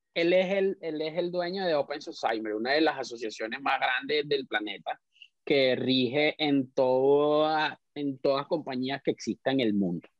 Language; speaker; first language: Spanish; native; Spanish